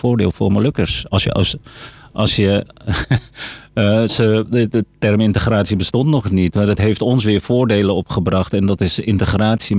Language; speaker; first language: Dutch; early bilingual, other home language; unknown